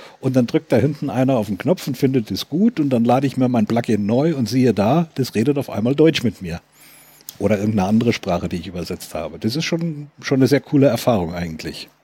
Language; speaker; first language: German; native; German